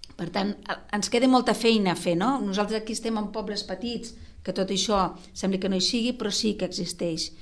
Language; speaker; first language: Catalan; non-native, local second language; Spanish